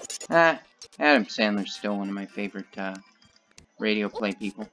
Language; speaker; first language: English; native; English